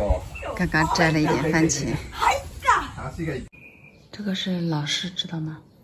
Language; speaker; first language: Chinese; native; Chinese